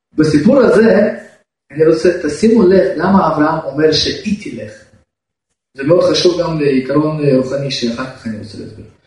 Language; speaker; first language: Hebrew; non-native, fluent; Russian